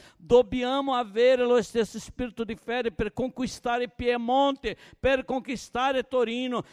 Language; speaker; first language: Italian; non-native, fluent; Portuguese